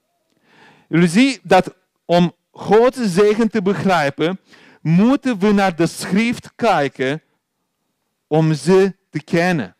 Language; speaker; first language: Dutch; non-native, learner; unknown